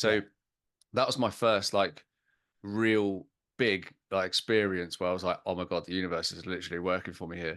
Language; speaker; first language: English; native; English